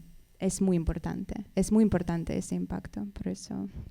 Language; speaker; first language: Spanish; non-native, fluent; Russian